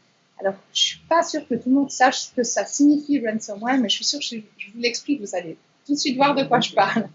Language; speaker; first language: French; native; French